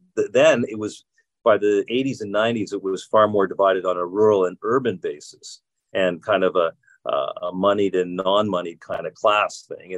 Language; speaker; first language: English; native; English